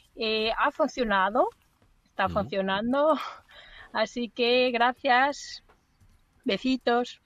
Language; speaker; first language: Spanish; non-native, learner; Portuguese